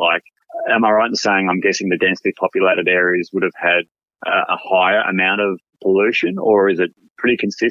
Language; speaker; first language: English; native; English